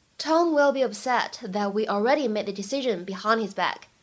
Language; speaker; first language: English; non-native, fluent; Chinese